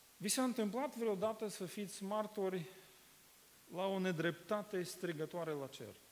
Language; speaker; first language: Romanian; non-native, fluent; Russian